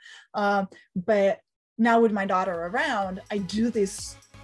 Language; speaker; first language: English; non-native, fluent; Italian